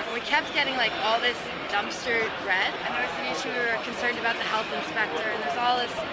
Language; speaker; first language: English; native; English